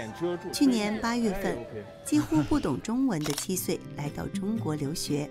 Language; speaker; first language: Chinese; native; Chinese